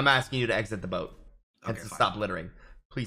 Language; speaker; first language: English; native; English